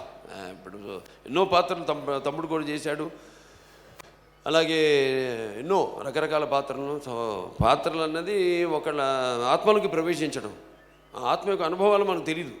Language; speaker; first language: Telugu; native; Telugu